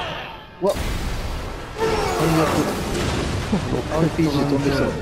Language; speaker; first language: Japanese; native; Japanese